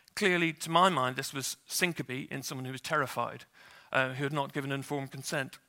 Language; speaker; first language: English; native; English